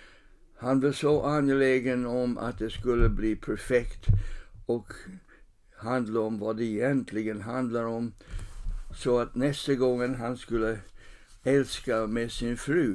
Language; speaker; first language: Swedish; non-native, fluent; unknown